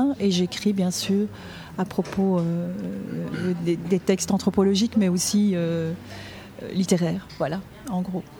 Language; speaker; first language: French; native; French